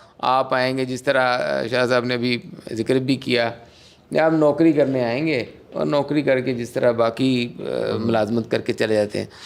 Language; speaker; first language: Urdu; native; Urdu